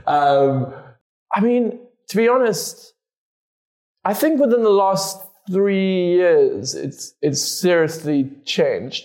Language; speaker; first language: English; native; English